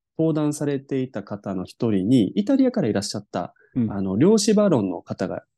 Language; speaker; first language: Japanese; native; Japanese